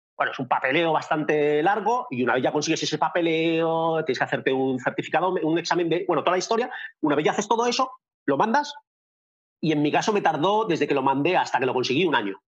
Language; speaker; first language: Spanish; native; Spanish